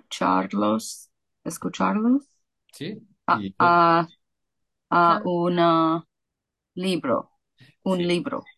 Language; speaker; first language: Spanish; non-native, fluent; Russian